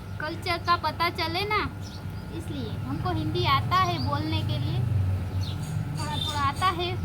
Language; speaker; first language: Hindi; non-native, local second language; Gujarati